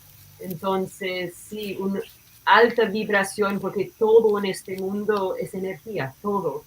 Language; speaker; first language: Spanish; non-native, fluent; English